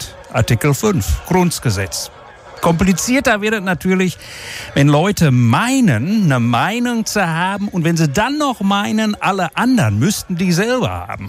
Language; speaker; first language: German; native; German